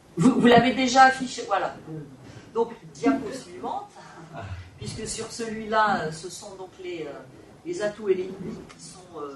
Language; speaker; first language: French; native; French